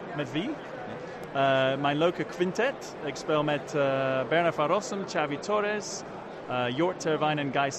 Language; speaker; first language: Dutch; non-native, fluent; English